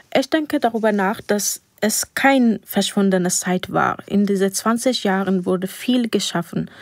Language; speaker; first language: German; non-native, fluent; Persian